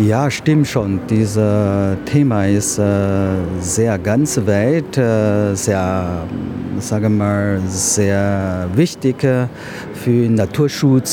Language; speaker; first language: German; non-native, learner; Chinese